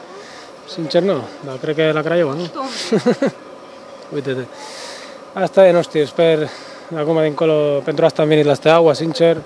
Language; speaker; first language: Romanian; non-native, fluent; Spanish